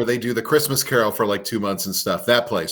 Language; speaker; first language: English; native; English